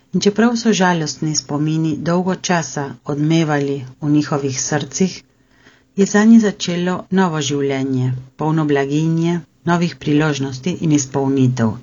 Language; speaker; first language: Slovenian; early bilingual, heritage; Slovenian